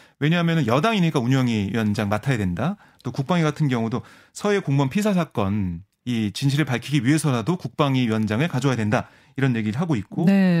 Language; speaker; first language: Korean; native; Korean